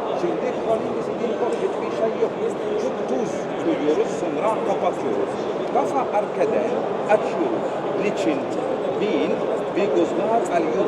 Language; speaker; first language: Turkish; non-native, learner; Arabic